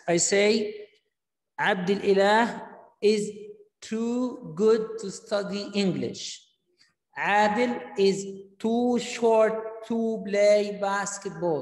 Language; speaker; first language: English; non-native, fluent; Arabic